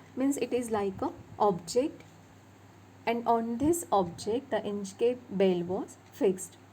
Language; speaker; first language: English; non-native, local second language; Marathi